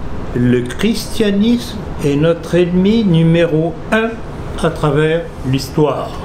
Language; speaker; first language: French; native; French